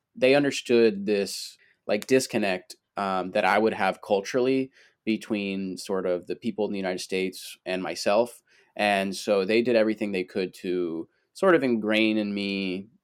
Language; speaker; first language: English; early bilingual, other home language; Spanish